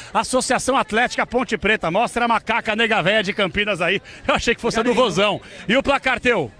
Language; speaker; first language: Portuguese; native; Portuguese